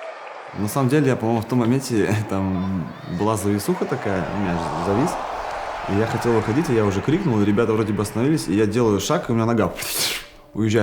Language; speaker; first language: Russian; native; Russian